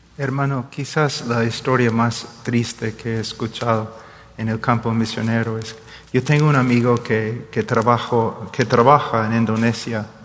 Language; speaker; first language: Spanish; non-native, fluent; English